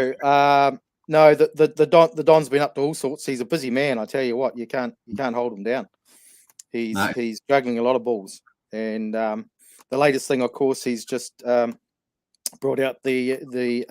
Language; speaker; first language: English; native; English